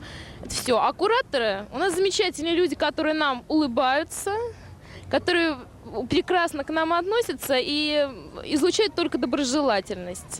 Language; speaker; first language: Russian; native; Russian